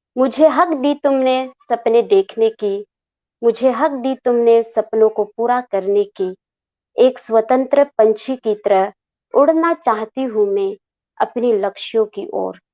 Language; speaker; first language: Hindi; non-native, local second language; Khasi